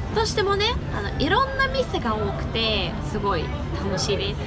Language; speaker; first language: Japanese; non-native, fluent; Russian